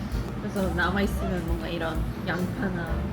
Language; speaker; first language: Korean; non-native, fluent; Swedish